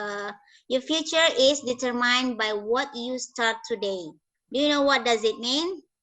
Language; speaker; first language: English; non-native, learner; Indonesian